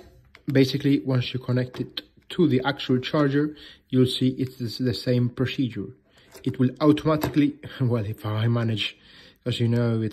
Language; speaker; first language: English; non-native, fluent; Spanish